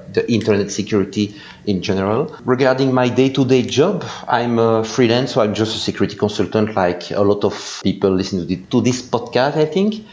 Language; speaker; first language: English; non-native, fluent; French